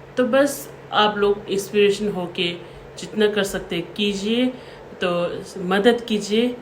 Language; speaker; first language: Hindi; non-native, local second language; Tibetan